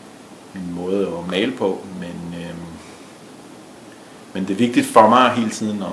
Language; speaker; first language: Danish; early bilingual, other home language; Spanish